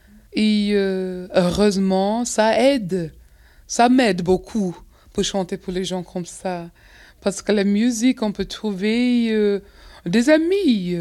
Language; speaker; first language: French; non-native, fluent; English